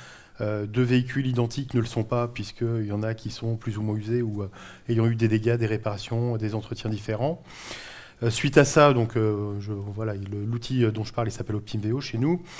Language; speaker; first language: French; native; French